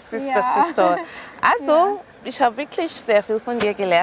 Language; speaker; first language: German; non-native, fluent; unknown